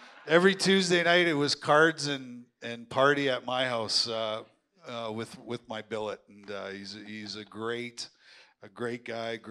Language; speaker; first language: English; native; English